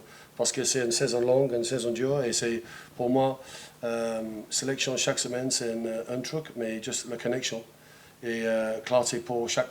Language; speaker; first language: French; non-native, fluent; English